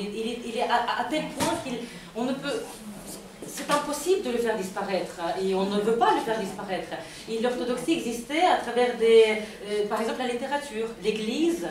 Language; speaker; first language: French; non-native, fluent; Russian